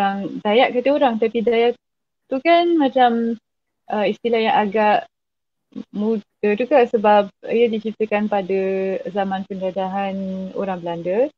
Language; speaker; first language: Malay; non-native, fluent; French